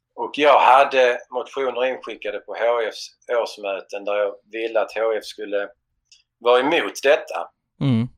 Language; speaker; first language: Swedish; native; Swedish